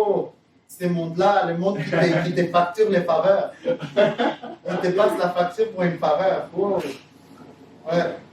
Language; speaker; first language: French; native; French